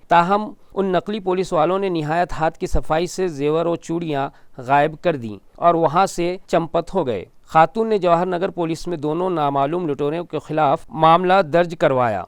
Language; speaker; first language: Urdu; native; Urdu